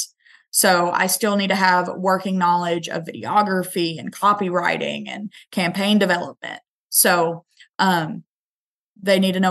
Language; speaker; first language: English; native; English